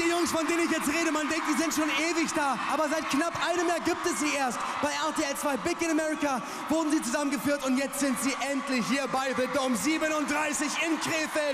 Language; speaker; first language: German; native; German